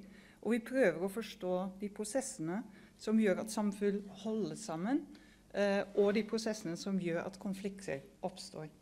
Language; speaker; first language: Norwegian; non-native, fluent; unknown